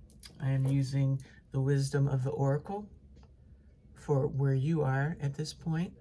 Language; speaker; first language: English; native; English